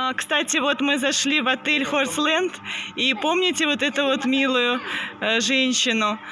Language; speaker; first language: Russian; native; Russian